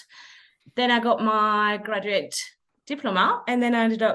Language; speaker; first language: English; non-native, fluent; French